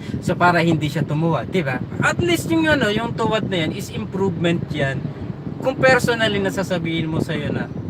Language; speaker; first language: Filipino; non-native, local second language; Bikol